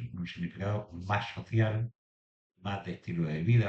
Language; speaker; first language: Spanish; native; Spanish